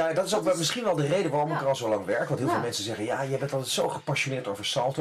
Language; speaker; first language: Dutch; native; Dutch